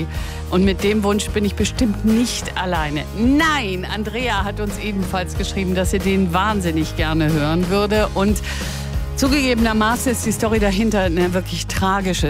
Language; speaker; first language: German; native; German